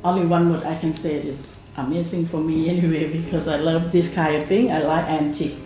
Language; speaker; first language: English; non-native, learner; Thai